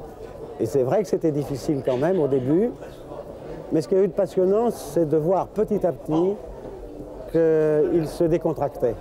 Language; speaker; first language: French; native; French